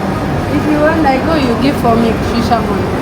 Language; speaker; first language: English; non-native, learner; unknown